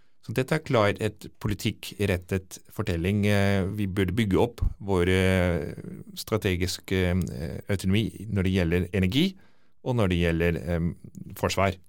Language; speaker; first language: Norwegian; non-native, fluent; Dutch